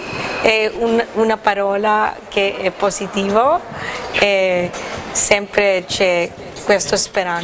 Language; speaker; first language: Italian; non-native, learner; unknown